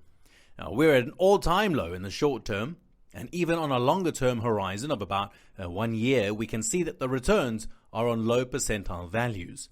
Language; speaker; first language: English; non-native, fluent; Italian